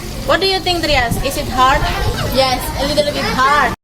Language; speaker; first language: English; non-native, learner; Indonesian